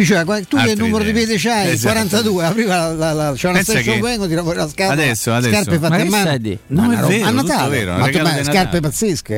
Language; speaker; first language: Italian; native; Italian